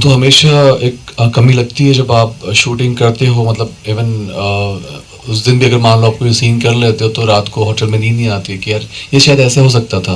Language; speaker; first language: Hindi; native; Hindi